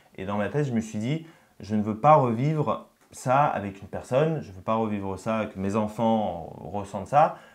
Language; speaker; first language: French; early bilingual, other home language; Russian